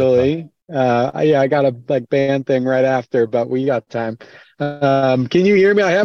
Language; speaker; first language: English; native; English